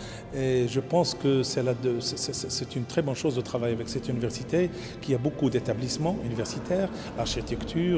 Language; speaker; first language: French; non-native, local second language; Arabic